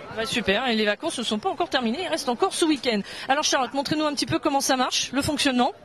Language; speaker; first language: French; native; French